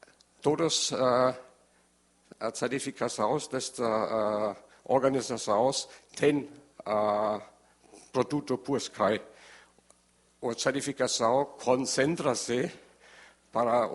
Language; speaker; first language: Portuguese; non-native, learner; German